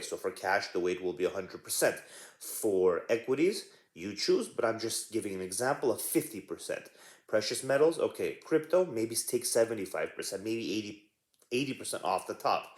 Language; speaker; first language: English; native; English